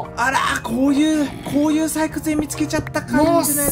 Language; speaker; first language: Japanese; native; Japanese